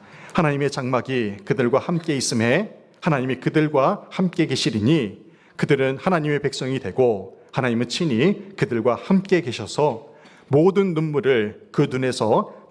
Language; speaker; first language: Korean; native; Korean